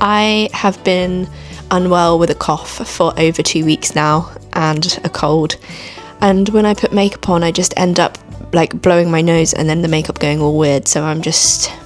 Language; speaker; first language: English; native; English